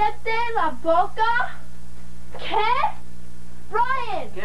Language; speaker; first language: Spanish; non-native, learner; English